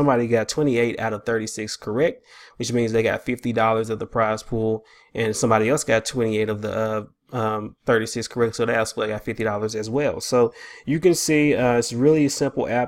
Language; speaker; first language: English; native; English